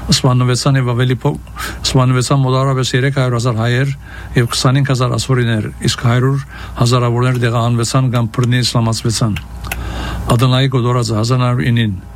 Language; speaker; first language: Armenian; early bilingual, heritage; Armenian